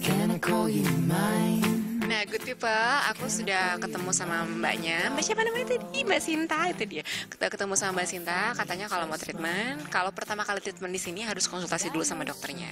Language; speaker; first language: Indonesian; native; Indonesian